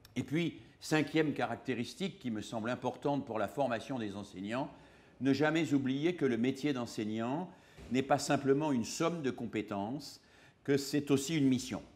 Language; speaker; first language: French; native; French